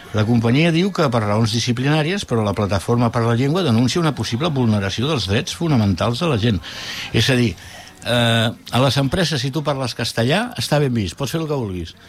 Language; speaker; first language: Catalan; non-native, local second language; Spanish